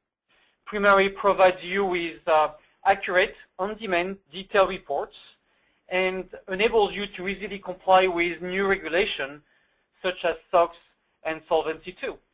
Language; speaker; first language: English; non-native, fluent; French